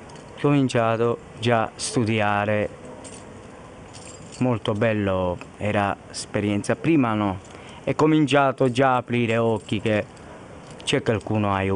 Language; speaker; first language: Italian; non-native, learner; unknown